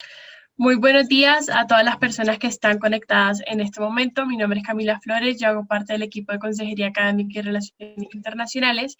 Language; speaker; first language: Spanish; native; Spanish